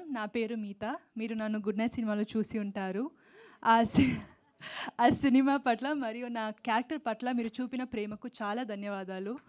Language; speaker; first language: Telugu; non-native, learner; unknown